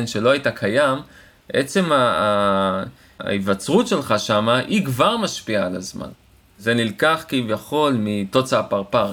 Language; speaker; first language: Hebrew; native; Hebrew